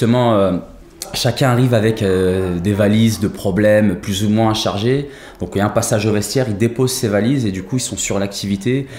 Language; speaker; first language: French; native; French